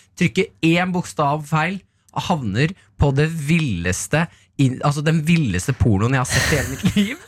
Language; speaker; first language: Norwegian; native; Norwegian